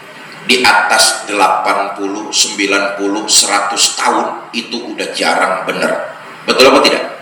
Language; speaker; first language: Indonesian; native; Indonesian